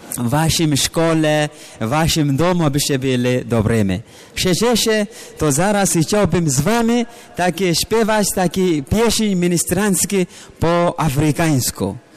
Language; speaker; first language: Polish; non-native, learner; Amharic